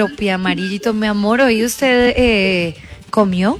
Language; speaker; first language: Spanish; native; Spanish